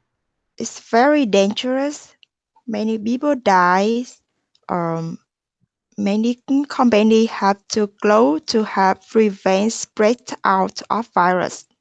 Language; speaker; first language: English; non-native, learner; Vietnamese